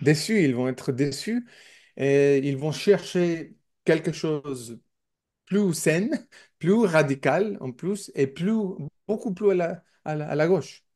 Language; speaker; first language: French; non-native, learner; English